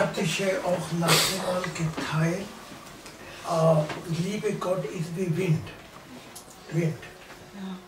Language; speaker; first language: German; non-native, learner; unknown